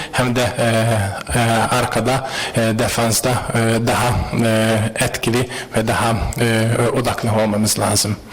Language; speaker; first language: Turkish; non-native, fluent; Hungarian